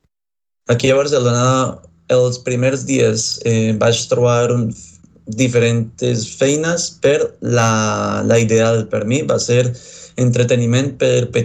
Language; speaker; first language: Catalan; non-native, learner; Spanish